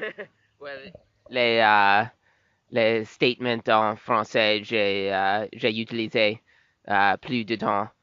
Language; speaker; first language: French; non-native, local second language; English